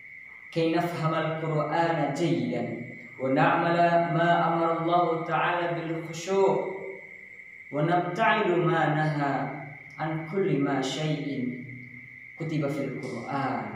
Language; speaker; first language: Arabic; non-native, learner; Indonesian